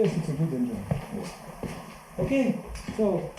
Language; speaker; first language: English; non-native, learner; French